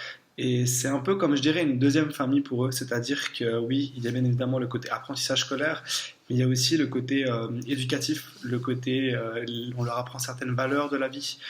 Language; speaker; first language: French; native; French